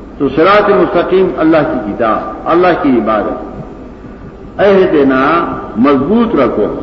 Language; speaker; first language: Urdu; non-native, local second language; Pashto